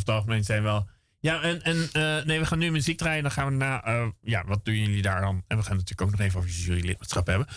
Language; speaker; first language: Dutch; native; Dutch